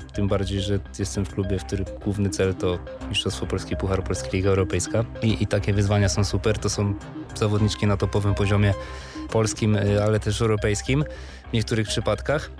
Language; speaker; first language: Polish; native; Polish